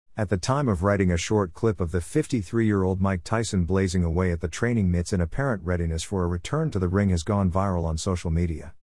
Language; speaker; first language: English; native; English